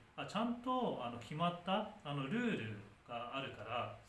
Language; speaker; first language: Japanese; native; Japanese